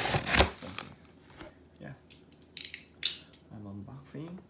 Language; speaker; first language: English; non-native, learner; Korean